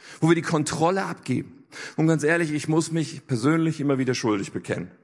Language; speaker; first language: German; native; German